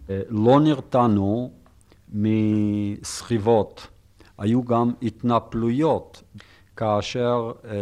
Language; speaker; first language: Hebrew; non-native, fluent; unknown